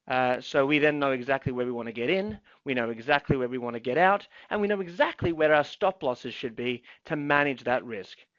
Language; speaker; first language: English; native; English